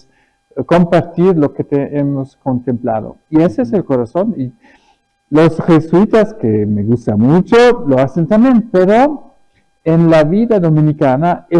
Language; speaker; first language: Spanish; early bilingual, other home language; German